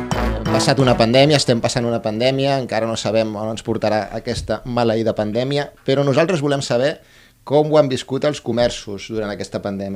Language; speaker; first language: Catalan; native; Catalan